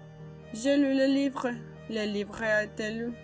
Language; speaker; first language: French; non-native, fluent; Spanish